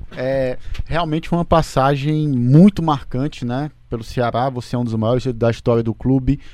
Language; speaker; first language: Portuguese; native; Portuguese